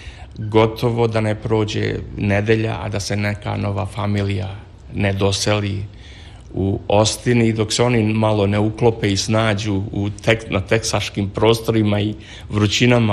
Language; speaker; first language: Serbian; native; Serbian